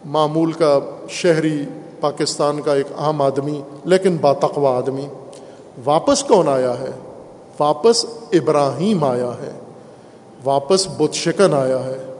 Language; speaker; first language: Urdu; non-native, local second language; Punjabi